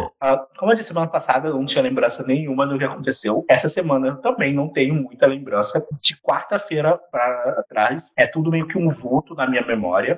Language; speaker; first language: Portuguese; native; Portuguese